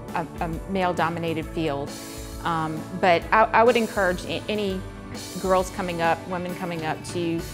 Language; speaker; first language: English; native; English